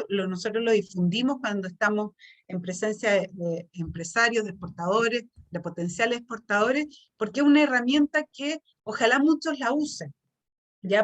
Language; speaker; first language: Spanish; native; Spanish